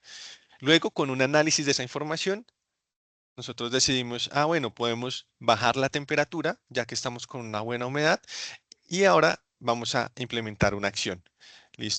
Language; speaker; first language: Spanish; native; Spanish